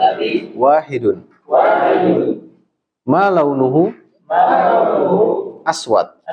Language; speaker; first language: Arabic; non-native, fluent; Indonesian